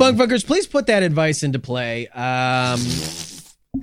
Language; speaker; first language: English; native; English